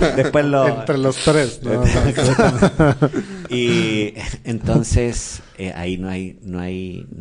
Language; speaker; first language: Spanish; native; Spanish